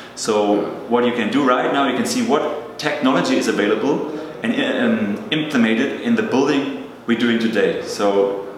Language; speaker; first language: English; non-native, fluent; German